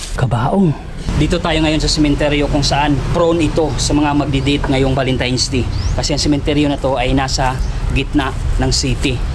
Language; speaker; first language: Filipino; non-native, local second language; Cebuano